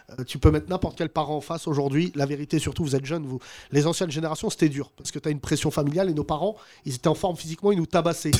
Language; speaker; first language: French; early bilingual, other home language; Arabic